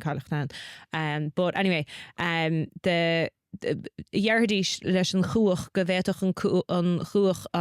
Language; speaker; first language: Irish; non-native, local second language; English